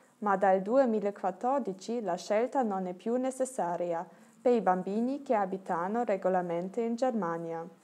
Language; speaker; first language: Italian; non-native, learner; German